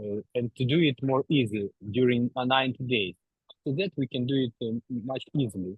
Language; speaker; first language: English; non-native, learner; Ukrainian